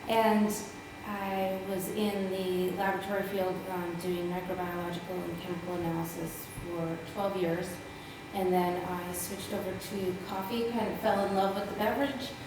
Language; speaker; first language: English; native; English